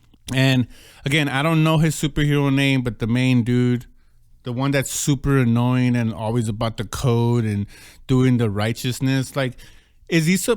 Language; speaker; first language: English; native; English